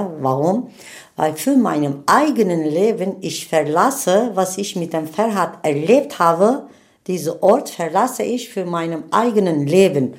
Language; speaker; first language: German; non-native, learner; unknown